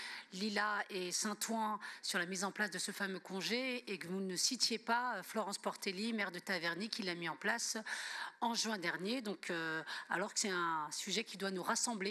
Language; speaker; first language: French; native; French